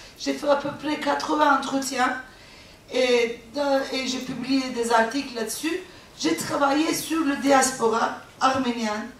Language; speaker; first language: French; non-native, fluent; Turkish